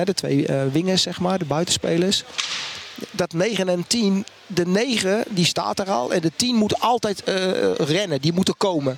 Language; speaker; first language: Dutch; native; Dutch